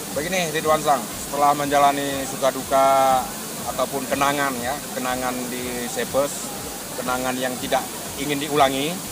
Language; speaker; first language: Indonesian; native; Indonesian